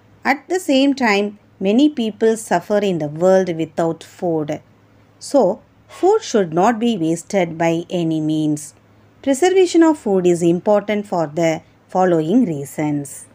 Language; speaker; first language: English; non-native, local second language; Tamil